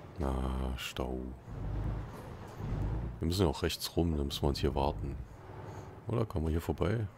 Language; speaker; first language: German; native; German